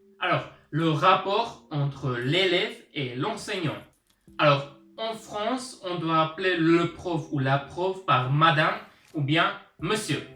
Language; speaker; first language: French; early bilingual, other home language; Armenian